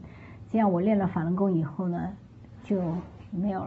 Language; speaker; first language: Chinese; native; Chinese